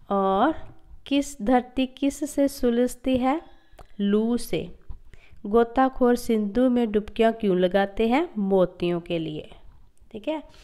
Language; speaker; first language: Hindi; non-native, local second language; Punjabi